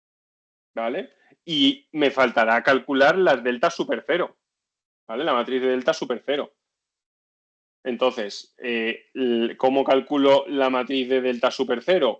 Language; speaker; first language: Spanish; native; Spanish